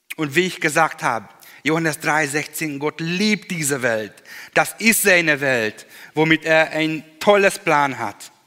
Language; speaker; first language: German; non-native, fluent; Hungarian